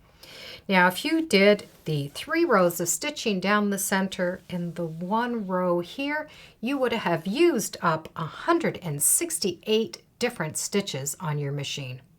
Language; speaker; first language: English; native; English